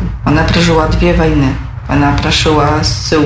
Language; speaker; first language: Polish; non-native, local second language; Belarusian